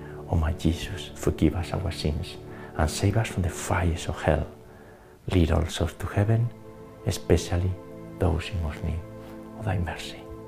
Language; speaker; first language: English; non-native, fluent; Spanish